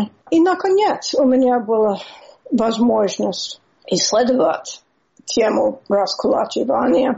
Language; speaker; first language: Russian; non-native, fluent; English